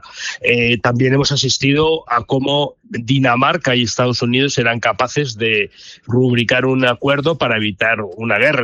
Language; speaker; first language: Spanish; native; Spanish